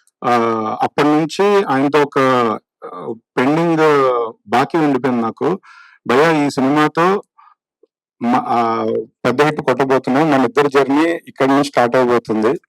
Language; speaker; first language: Telugu; native; Telugu